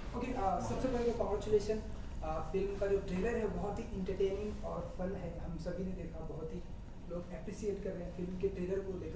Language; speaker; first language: Hindi; native; Hindi